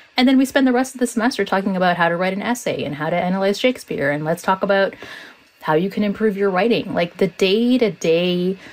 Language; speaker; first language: English; native; English